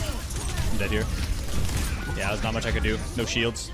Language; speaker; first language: English; native; English